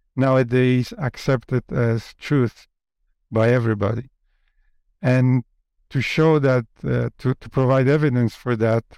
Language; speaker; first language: English; non-native, fluent; Polish